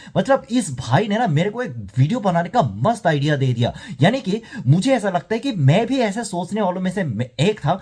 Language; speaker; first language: Hindi; non-native, fluent; Korean